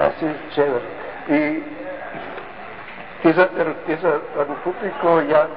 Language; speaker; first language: Spanish; non-native, learner; German